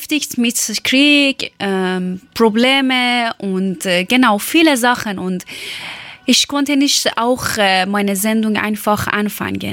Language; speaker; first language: German; non-native, learner; Persian